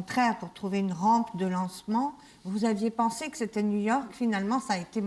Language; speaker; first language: French; native; French